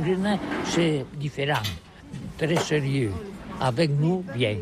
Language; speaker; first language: French; non-native, learner; Catalan